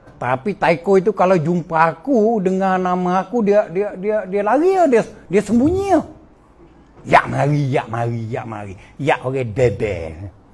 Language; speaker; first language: Malay; non-native, local second language; Min Nan Chinese